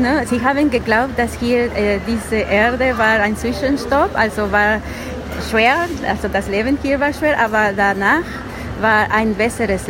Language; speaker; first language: German; non-native, learner; Spanish